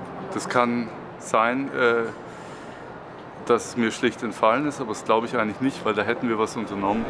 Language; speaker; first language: German; native; German